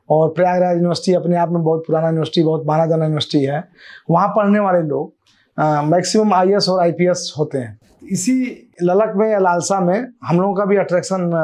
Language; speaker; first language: Hindi; native; Hindi